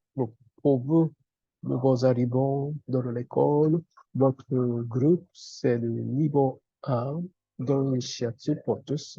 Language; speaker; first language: French; non-native, fluent; Japanese